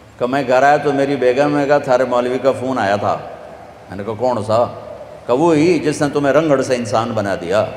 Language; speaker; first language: Urdu; non-native, local second language; Punjabi